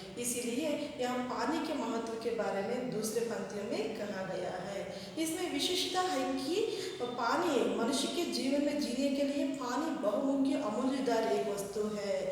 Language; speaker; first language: Hindi; non-native, local second language; Kannada